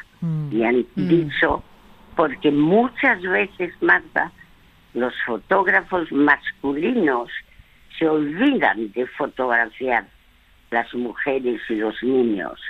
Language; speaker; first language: Spanish; early bilingual, other home language; French